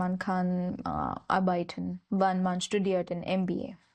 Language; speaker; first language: German; non-native, learner; Marathi